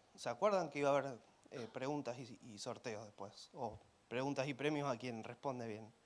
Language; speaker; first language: Spanish; native; Spanish